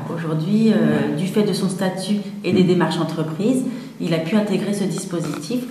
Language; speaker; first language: French; native; French